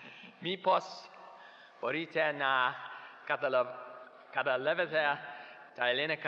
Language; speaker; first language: Greek; non-native, learner; English